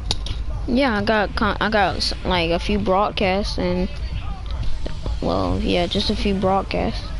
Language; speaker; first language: English; native; English